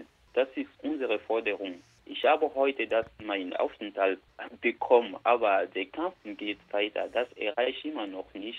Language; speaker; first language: German; non-native, learner; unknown